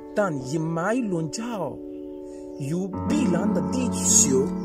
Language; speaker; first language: Chinese; non-native, fluent; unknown